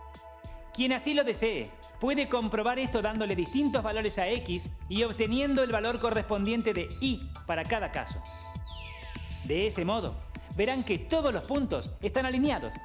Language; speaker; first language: Spanish; native; Spanish